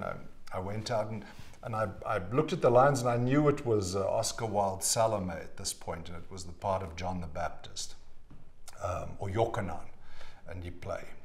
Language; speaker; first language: English; non-native, local second language; Afrikaans